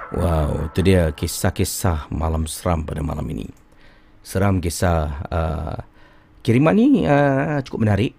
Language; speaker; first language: Malay; native; Malay